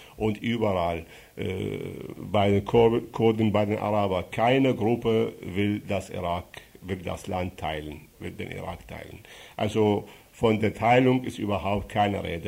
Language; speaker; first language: German; non-native, fluent; Arabic